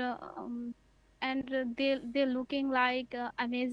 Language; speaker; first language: English; non-native, learner; Bangla